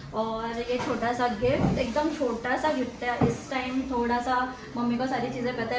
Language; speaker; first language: Hindi; native; Hindi